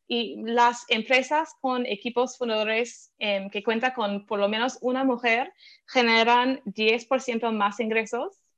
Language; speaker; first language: Spanish; non-native, fluent; English